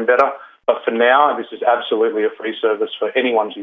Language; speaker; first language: English; native; English